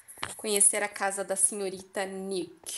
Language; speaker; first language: Portuguese; native; Portuguese